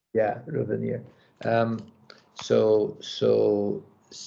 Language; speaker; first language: French; non-native, learner; English